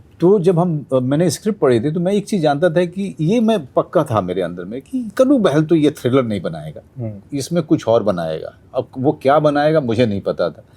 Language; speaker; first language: Hindi; native; Hindi